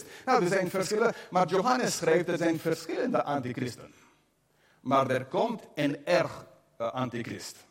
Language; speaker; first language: Dutch; non-native, fluent; English